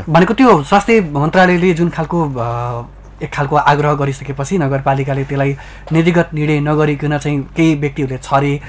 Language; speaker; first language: Nepali; native; Nepali